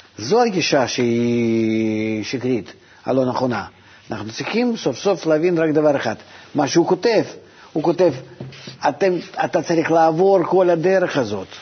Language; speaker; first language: Hebrew; non-native, fluent; Russian